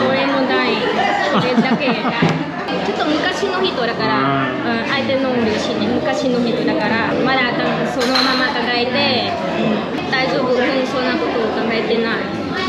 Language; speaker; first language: Japanese; non-native, learner; Vietnamese